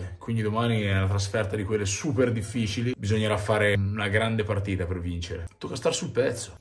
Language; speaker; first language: Italian; native; Italian